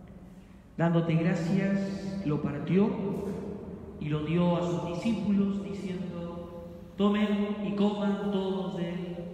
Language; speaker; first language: Spanish; native; Spanish